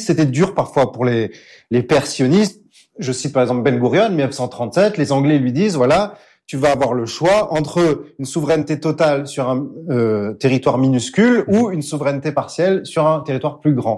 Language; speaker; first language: French; native; French